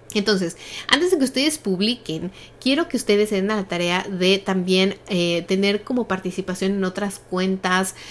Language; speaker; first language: Spanish; native; Spanish